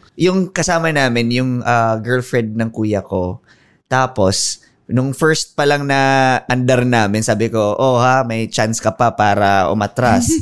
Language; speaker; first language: Filipino; non-native, local second language; Waray